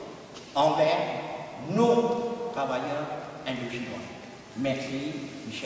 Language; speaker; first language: French; non-native, fluent; Vietnamese